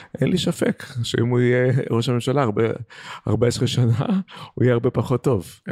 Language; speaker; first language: Hebrew; non-native, fluent; Greek